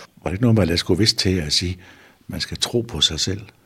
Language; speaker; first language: Danish; native; Danish